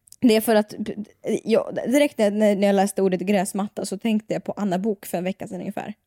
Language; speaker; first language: Swedish; early bilingual, other home language; Russian